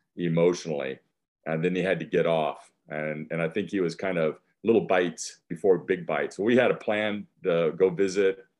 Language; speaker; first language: English; native; English